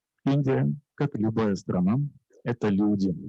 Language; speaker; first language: Russian; native; Russian